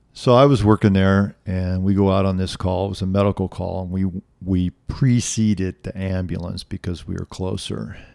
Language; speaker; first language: English; native; English